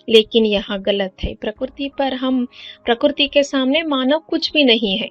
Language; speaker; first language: Hindi; non-native, local second language; Kannada